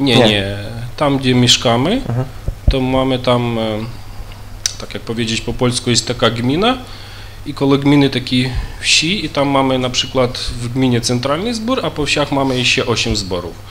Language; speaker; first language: Polish; early bilingual, other home language; Ukrainian